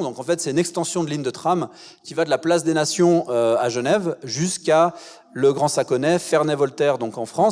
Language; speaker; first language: French; native; French